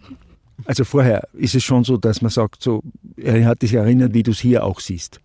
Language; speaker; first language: German; native; German